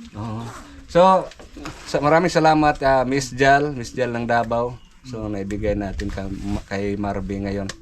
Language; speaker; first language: Filipino; non-native, local second language; Cebuano